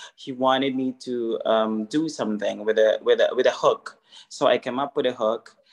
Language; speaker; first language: English; non-native, local second language; Filipino